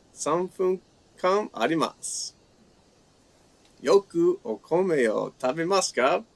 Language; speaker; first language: Japanese; non-native, fluent; English